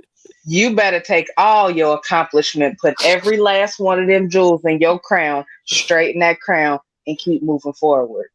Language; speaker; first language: English; native; English